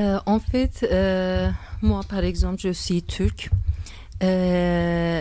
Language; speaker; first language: French; non-native, fluent; Turkish